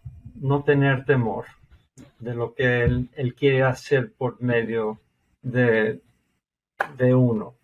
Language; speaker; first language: Spanish; non-native, fluent; English